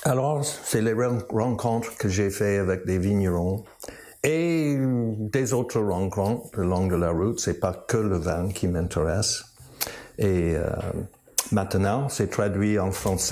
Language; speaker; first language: French; non-native, fluent; English